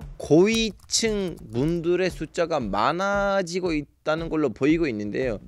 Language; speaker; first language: Korean; non-native, fluent; Turkish